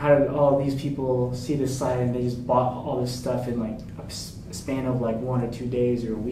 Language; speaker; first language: English; native; English